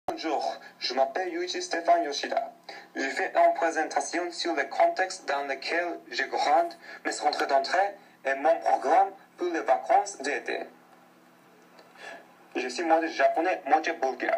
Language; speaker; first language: French; non-native, learner; Japanese